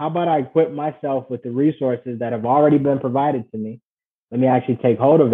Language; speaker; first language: English; early bilingual, other home language; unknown